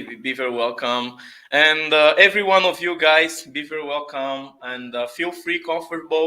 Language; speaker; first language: English; non-native, fluent; Portuguese